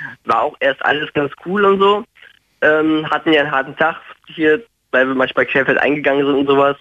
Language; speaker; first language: German; native; German